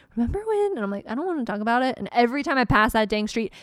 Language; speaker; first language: English; native; English